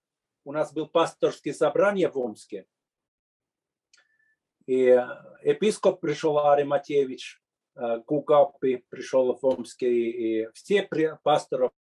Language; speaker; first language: Russian; non-native, fluent; Finnish